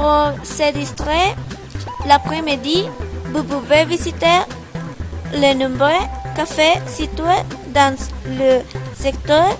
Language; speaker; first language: French; non-native, learner; Spanish